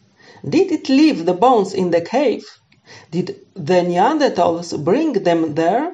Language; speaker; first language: English; non-native, fluent; Polish